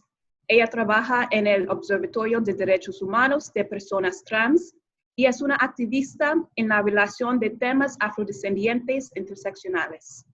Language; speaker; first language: Spanish; non-native, fluent; English